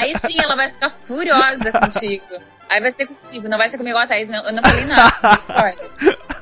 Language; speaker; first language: Portuguese; native; Portuguese